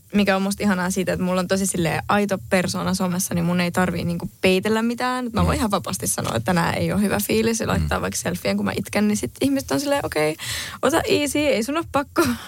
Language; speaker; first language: Finnish; early bilingual, other home language; Spanish